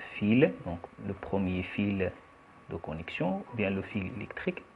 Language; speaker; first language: French; non-native, local second language; Arabic